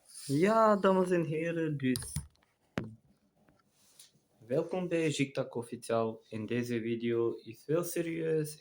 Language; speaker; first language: Dutch; non-native, fluent; Bulgarian